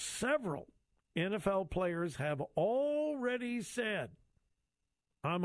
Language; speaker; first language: English; native; English